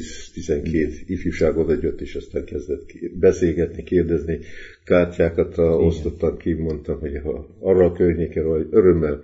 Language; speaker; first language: Hungarian; early bilingual, heritage; Hungarian